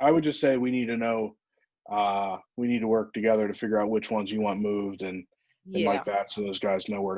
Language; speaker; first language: English; native; English